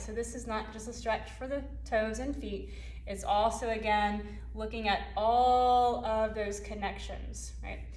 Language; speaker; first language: English; native; English